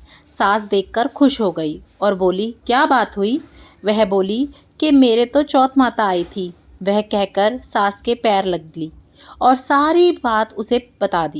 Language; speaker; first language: Hindi; native; Hindi